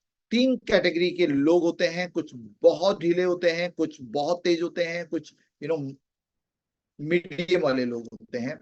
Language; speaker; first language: Hindi; native; Hindi